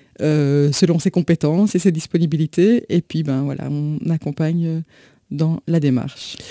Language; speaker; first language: French; native; French